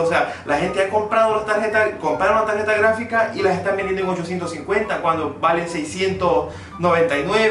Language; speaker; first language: Spanish; early bilingual, other home language; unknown